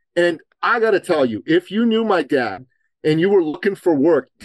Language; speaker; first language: English; early bilingual, other home language; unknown